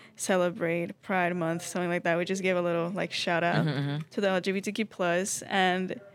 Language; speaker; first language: English; early bilingual, other home language; Spanish